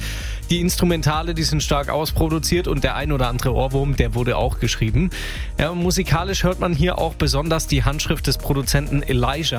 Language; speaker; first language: German; native; German